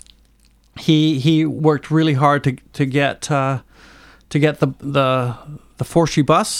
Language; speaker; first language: English; native; English